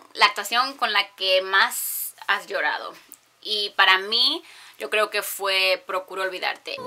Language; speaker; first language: Spanish; early bilingual, heritage; Spanish